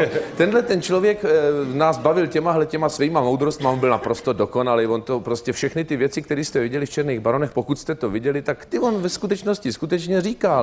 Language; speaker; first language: Czech; native; Czech